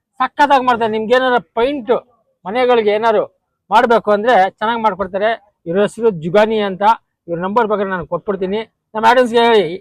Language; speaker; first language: Kannada; non-native, local second language; Urdu